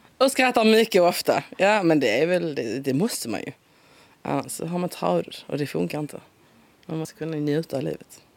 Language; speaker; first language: Swedish; native; Swedish